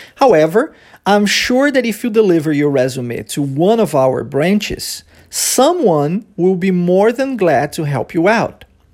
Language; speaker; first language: English; early bilingual, other home language; Portuguese